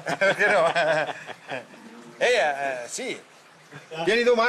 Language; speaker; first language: Italian; non-native, local second language; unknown